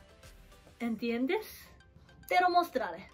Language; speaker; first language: Spanish; non-native, learner; Japanese